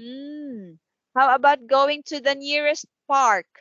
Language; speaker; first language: English; non-native, fluent; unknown